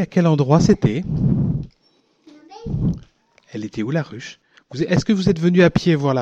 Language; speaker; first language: French; native; French